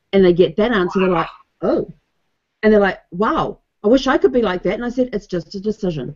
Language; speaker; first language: English; native; English